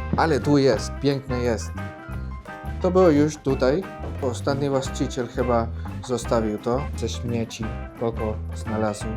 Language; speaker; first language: Polish; non-native, fluent; Spanish